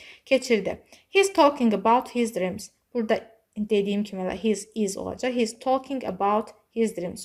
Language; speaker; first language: English; non-native, fluent; Azerbaijani